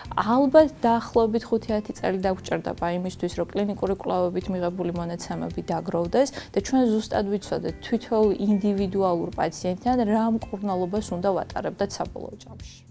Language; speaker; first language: Georgian; native; Georgian